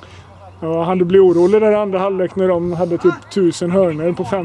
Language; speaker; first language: Swedish; native; Swedish